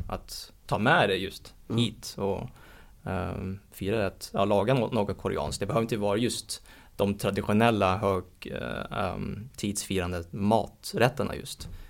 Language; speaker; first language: Swedish; early bilingual, heritage; Swedish